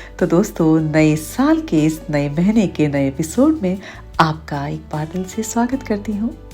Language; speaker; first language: Hindi; native; Hindi